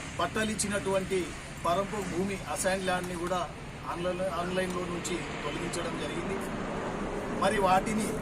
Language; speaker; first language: Telugu; non-native, local second language; Lambadi